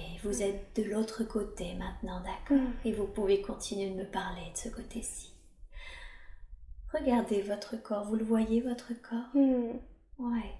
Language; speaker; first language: French; native; French